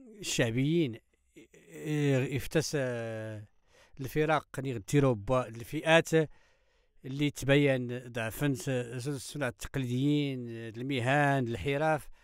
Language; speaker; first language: Arabic; non-native, local second language; Tachelhit